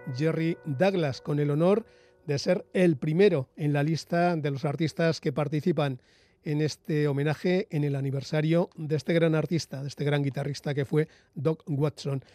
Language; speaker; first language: Spanish; native; Spanish